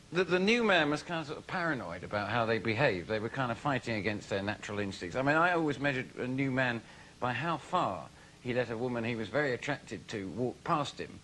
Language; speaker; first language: English; native; English